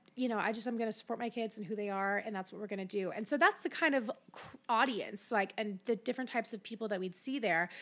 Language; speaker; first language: English; native; English